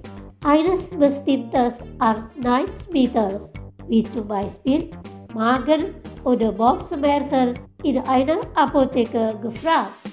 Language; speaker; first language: German; non-native, fluent; Indonesian